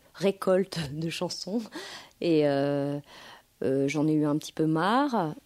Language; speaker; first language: French; native; French